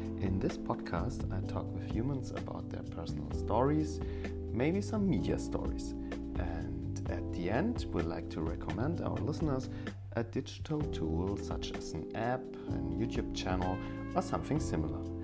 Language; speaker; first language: English; non-native, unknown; German